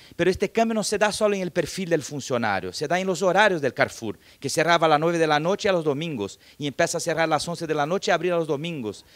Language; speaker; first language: Spanish; non-native, fluent; Portuguese